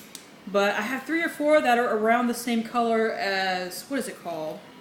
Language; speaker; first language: English; native; English